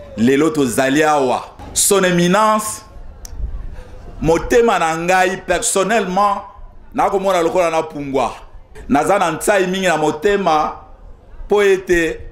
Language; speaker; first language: Lingala; non-native, local second language; Kongo